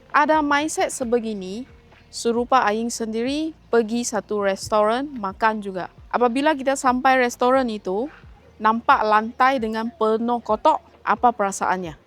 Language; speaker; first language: Malay; non-native, local second language; Chinese